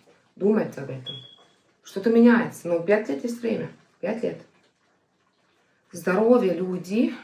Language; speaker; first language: Russian; non-native, fluent; Estonian